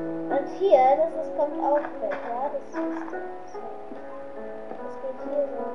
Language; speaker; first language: German; native; German